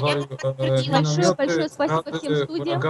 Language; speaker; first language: Russian; native; Russian